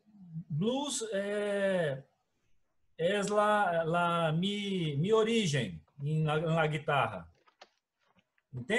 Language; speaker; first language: Spanish; non-native, learner; Portuguese